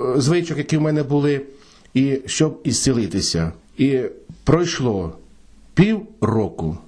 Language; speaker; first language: Ukrainian; native; Ukrainian